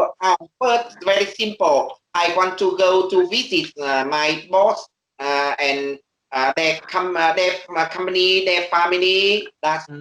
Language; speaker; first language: English; non-native, learner; Vietnamese